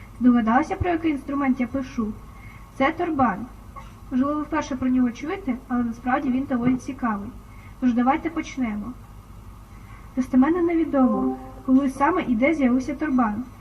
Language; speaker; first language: Ukrainian; native; Ukrainian